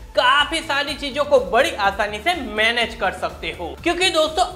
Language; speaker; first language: Hindi; non-native, local second language; Gujarati